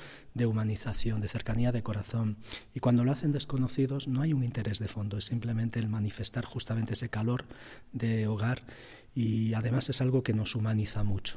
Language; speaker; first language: Spanish; native; Spanish